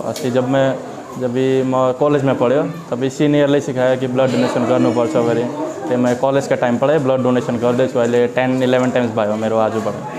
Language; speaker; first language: Nepali; non-native, learner; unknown